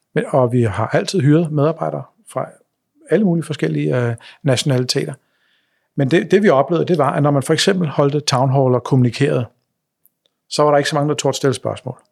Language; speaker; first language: Danish; native; Danish